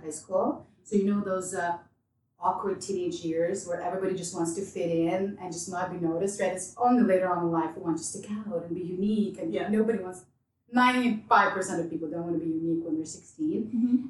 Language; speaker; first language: English; non-native, fluent; Ukrainian